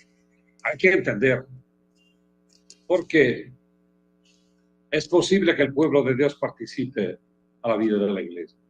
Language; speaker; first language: Spanish; non-native, fluent; Italian